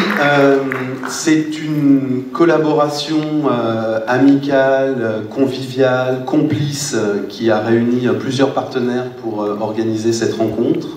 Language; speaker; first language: French; native; French